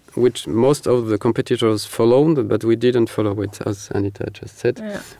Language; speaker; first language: English; non-native, fluent; French